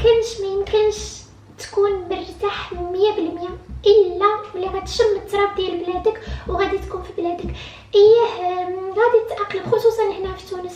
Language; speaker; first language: Arabic; native; Arabic